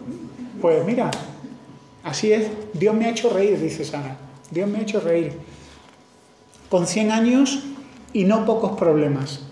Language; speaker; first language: Spanish; native; Spanish